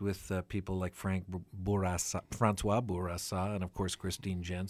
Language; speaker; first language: English; non-native, fluent; Ukrainian